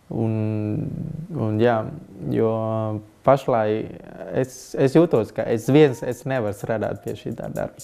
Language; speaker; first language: Latvian; non-native, learner; Vietnamese